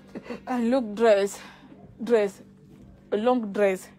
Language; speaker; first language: English; non-native, learner; French